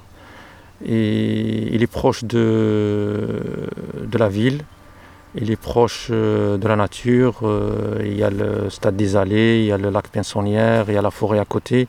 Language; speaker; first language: French; non-native, local second language; Arabic